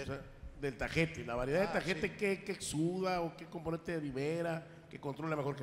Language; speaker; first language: Spanish; native; Spanish